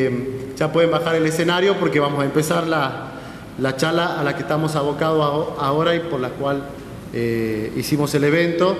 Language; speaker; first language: Spanish; native; Spanish